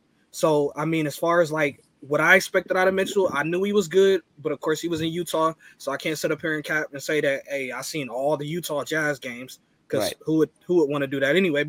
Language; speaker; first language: English; native; English